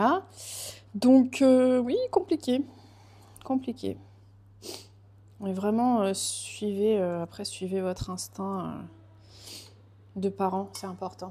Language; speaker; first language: French; native; French